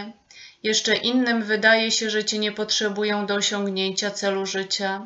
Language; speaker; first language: Polish; native; Polish